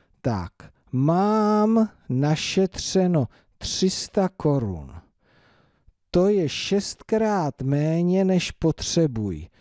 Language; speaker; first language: Czech; native; Czech